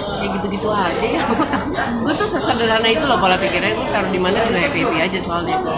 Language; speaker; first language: Indonesian; early bilingual, other home language; German